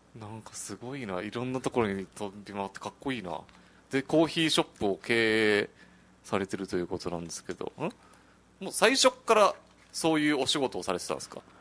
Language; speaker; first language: Japanese; native; Japanese